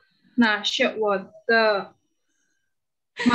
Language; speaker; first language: Chinese; non-native, learner; Indonesian